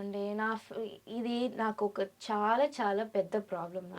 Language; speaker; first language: Telugu; non-native, learner; Tamil